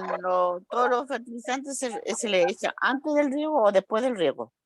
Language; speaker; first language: Spanish; native; Spanish